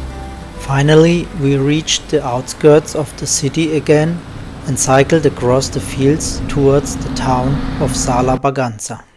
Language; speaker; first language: English; non-native, learner; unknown